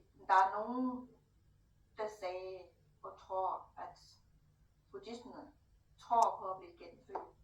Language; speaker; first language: Danish; non-native, fluent; Thai